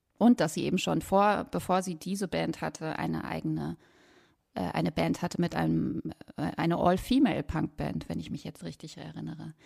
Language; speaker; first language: German; native; German